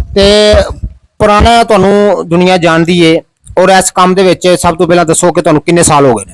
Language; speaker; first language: Urdu; non-native, local second language; Punjabi